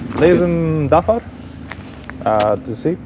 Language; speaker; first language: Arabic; non-native, learner; English